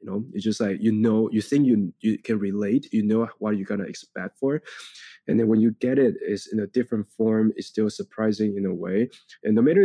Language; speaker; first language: English; non-native, fluent; Chinese